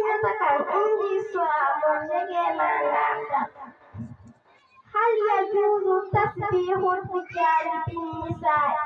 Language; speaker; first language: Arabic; non-native, learner; Fula